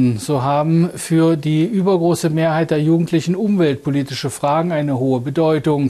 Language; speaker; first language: German; native; German